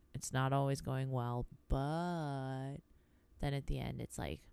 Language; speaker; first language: English; early bilingual, other home language; Greek